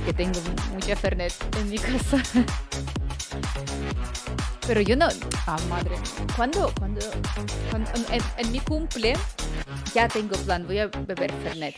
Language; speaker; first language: Spanish; non-native, fluent; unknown